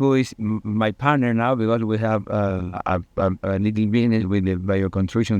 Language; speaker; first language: English; non-native, learner; Spanish